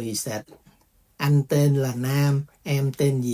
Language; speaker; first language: Vietnamese; early bilingual, heritage; Vietnamese